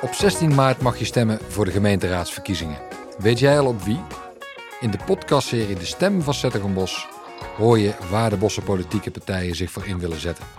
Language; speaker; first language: Dutch; native; Dutch